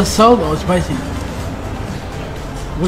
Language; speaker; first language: English; non-native, learner; Somali